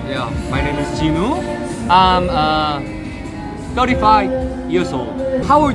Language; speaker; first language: English; non-native, learner; Korean